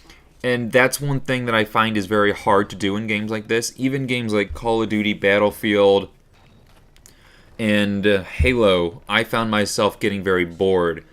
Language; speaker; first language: English; native; English